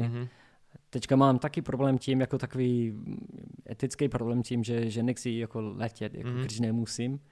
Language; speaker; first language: Czech; non-native, learner; English